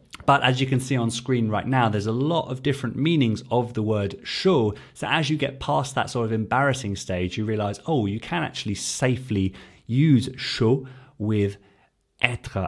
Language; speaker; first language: English; native; English